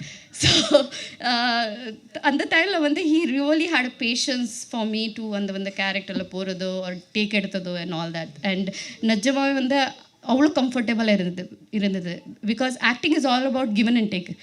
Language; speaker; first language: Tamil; non-native, learner; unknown